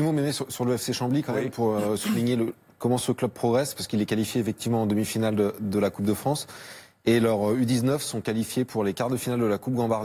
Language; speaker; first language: French; native; French